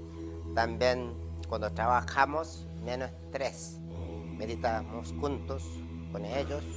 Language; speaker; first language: Spanish; non-native, learner; Ladakhi